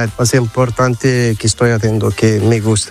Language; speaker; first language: Spanish; non-native, learner; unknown